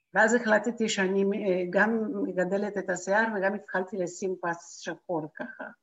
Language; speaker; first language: Hebrew; native; Hebrew